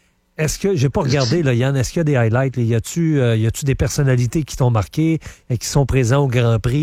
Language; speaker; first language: French; native; French